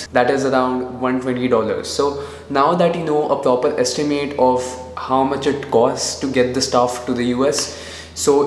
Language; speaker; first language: English; non-native, local second language; Hindi